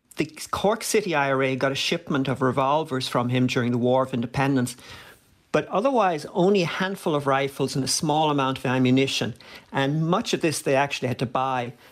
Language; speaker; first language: English; native; English